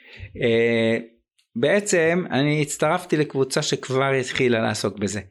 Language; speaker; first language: Hebrew; native; Hebrew